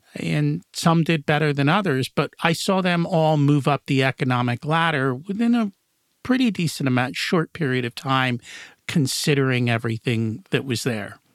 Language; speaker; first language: English; native; English